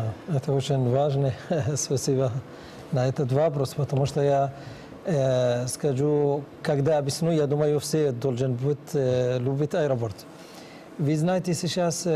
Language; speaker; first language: Russian; non-native, learner; Arabic